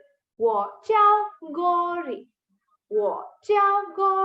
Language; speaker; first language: Chinese; non-native, fluent; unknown